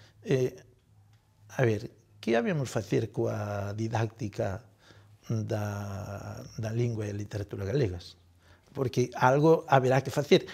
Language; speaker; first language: Galician; native; Galician